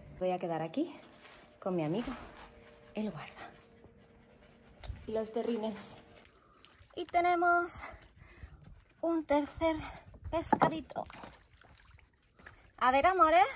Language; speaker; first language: Spanish; native; Spanish